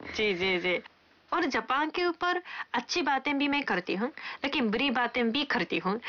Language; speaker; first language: Hindi; non-native, fluent; Japanese